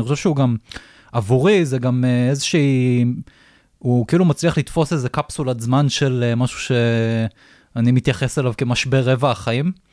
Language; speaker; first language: Hebrew; native; Hebrew